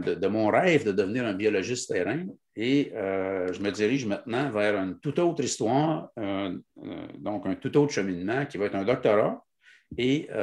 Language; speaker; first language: French; native; French